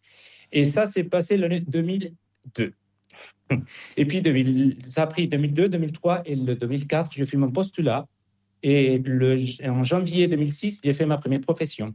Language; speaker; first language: French; non-native, fluent; Spanish